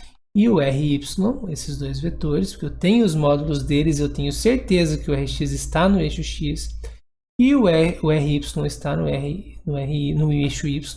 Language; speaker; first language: Portuguese; native; Portuguese